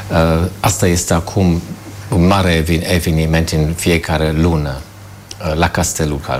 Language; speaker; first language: Romanian; non-native, fluent; German